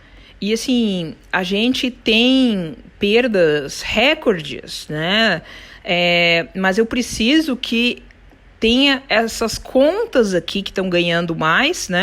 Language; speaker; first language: Portuguese; native; Portuguese